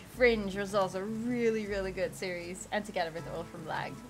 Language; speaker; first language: English; non-native, fluent; Dutch